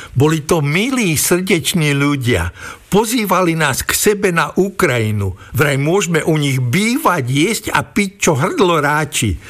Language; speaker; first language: Slovak; native; Slovak